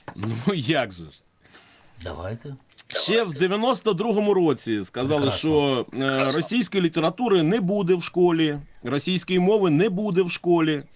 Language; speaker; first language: Ukrainian; native; Ukrainian